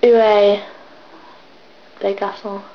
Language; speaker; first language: French; non-native, learner; English